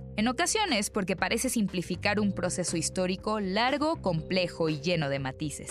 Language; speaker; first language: Spanish; native; Spanish